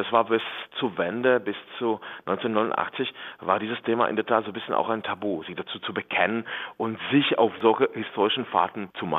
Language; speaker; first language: German; non-native, fluent; Czech